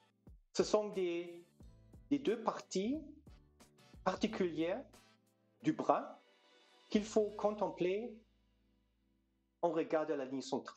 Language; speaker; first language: French; non-native, fluent; German